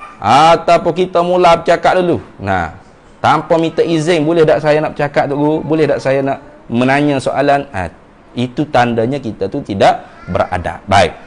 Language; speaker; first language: Malay; native; Malay